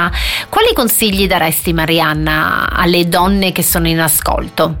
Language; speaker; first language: Italian; native; Italian